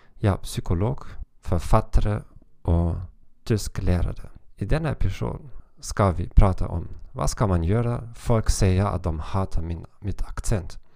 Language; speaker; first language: Swedish; non-native, learner; German